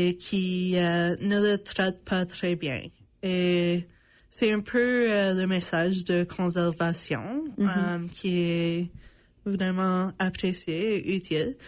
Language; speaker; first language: French; non-native, local second language; English